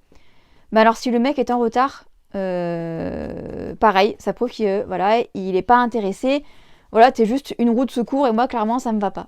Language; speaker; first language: French; native; French